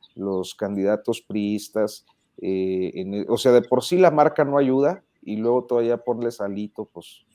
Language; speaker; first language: Spanish; native; Spanish